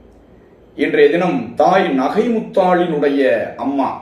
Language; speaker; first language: Tamil; native; Tamil